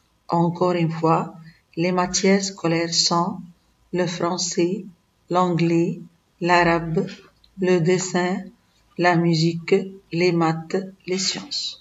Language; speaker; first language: French; non-native, fluent; Arabic